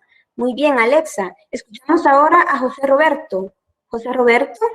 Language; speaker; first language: Spanish; native; Spanish